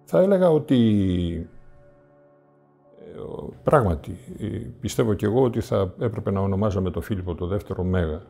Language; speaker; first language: Greek; native; Greek